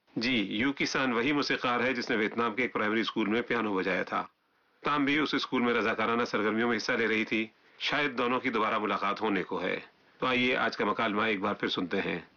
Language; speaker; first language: Urdu; native; Urdu